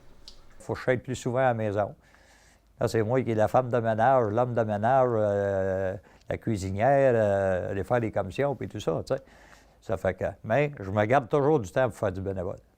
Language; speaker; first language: French; native; French